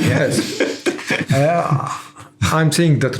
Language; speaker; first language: English; non-native, learner; Arabic